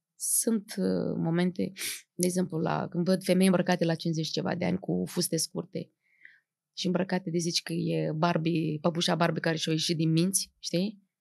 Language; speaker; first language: Romanian; native; Romanian